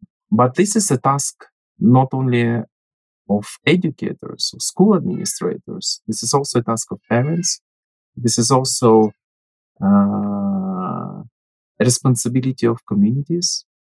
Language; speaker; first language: English; non-native, fluent; Ukrainian